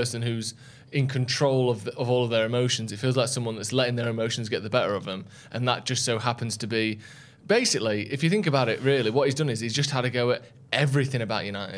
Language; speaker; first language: English; native; English